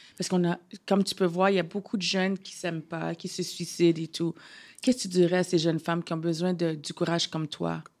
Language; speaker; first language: French; non-native, local second language; Haitian Creole